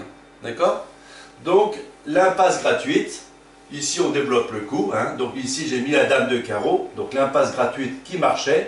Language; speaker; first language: French; native; French